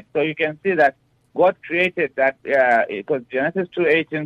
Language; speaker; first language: English; non-native, local second language; Shona